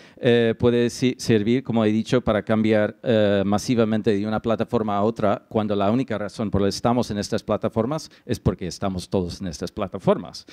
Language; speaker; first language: Spanish; non-native, fluent; English